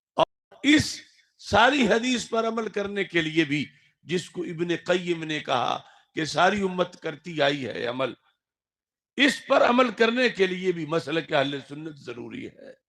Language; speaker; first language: Urdu; non-native, local second language; Punjabi